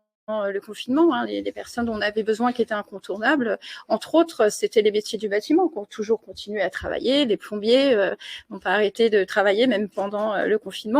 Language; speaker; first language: French; native; French